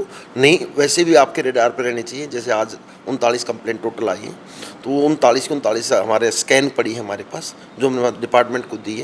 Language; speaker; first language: Hindi; native; Hindi